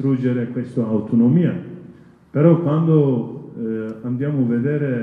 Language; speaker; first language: Italian; non-native, learner; Kurdish